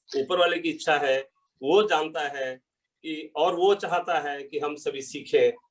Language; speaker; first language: Hindi; native; Hindi